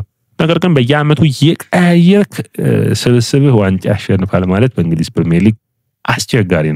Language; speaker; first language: Amharic; native; Amharic